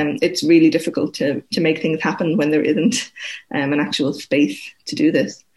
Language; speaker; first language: English; native; English